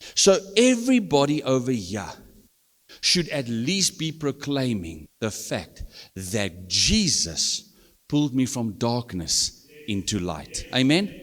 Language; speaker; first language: English; non-native, local second language; Afrikaans